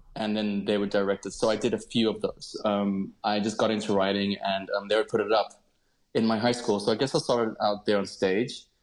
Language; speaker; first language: English; native; English